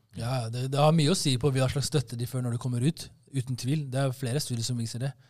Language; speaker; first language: Norwegian; early bilingual, other home language; Somali